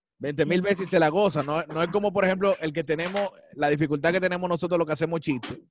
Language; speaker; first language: Spanish; native; Spanish